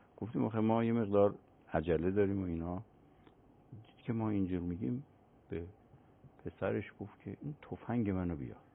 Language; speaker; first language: Persian; native; Persian